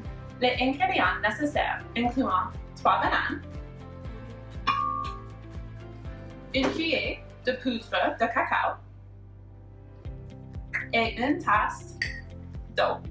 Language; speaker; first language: French; non-native, learner; English